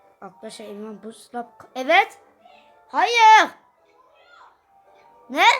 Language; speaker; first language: Turkish; early bilingual, heritage; Dutch